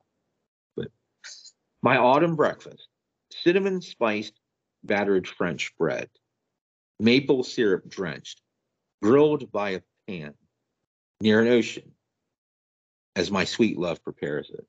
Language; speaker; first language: English; native; English